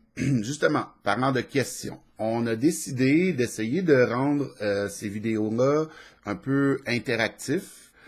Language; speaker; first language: French; native; French